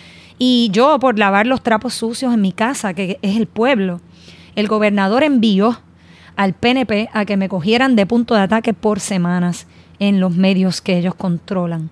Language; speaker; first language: Spanish; native; Spanish